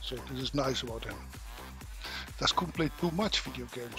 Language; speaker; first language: English; non-native, fluent; Dutch